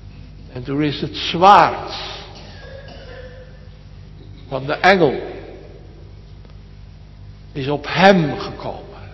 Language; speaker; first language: Dutch; native; Dutch